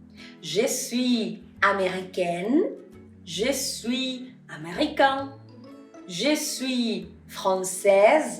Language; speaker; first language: French; non-native, fluent; Spanish